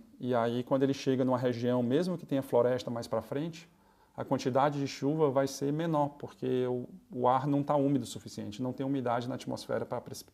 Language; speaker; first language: Portuguese; native; Portuguese